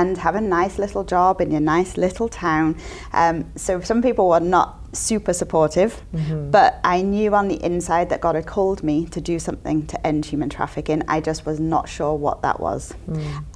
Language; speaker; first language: English; native; English